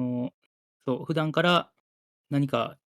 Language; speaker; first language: Japanese; native; Japanese